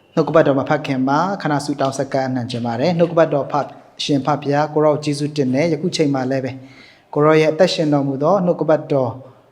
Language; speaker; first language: Burmese; non-native, local second language; Hakha Chin